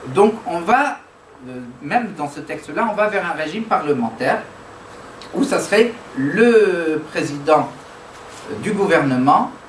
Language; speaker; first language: French; non-native, local second language; Arabic